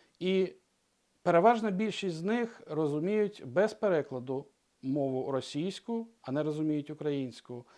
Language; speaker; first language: Ukrainian; non-native, local second language; Russian